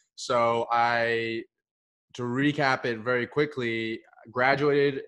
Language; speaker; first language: English; early bilingual, other home language; Hindi